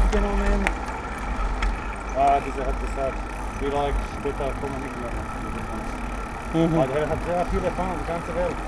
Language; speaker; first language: German; non-native, learner; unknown